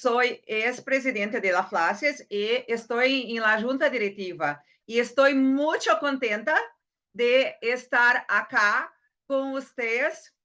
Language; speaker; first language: Spanish; non-native, learner; Portuguese